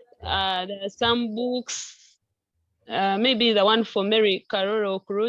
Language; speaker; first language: English; non-native, local second language; Nyankole